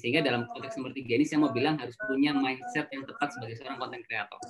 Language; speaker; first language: Indonesian; native; Indonesian